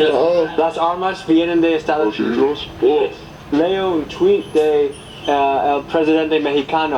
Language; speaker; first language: Spanish; non-native, learner; English